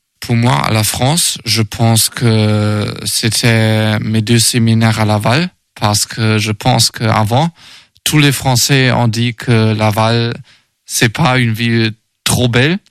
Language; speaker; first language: French; non-native, learner; German